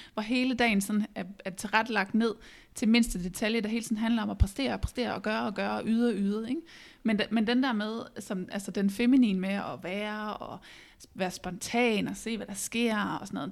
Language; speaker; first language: Danish; native; Danish